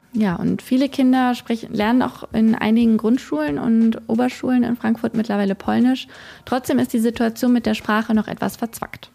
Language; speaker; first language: German; native; German